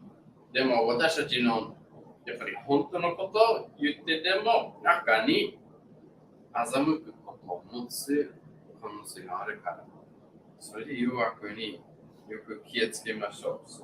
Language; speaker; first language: Japanese; non-native, learner; English